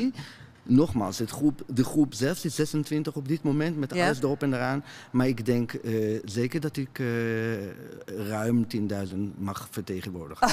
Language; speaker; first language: Dutch; non-native, fluent; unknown